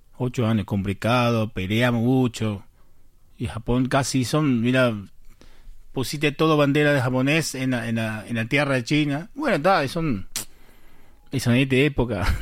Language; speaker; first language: Spanish; non-native, learner; Chinese